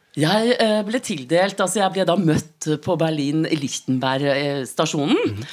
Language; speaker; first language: Norwegian; native; Norwegian